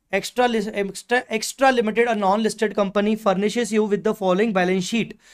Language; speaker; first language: Hindi; native; Hindi